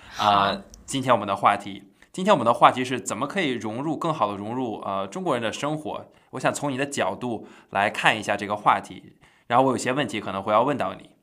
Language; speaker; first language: Chinese; native; Chinese